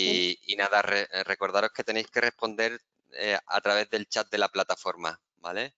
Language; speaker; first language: Spanish; native; Spanish